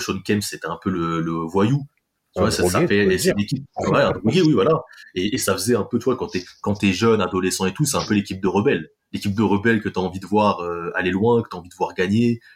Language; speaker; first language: French; native; French